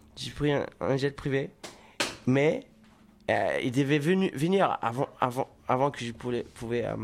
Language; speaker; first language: French; non-native, fluent; German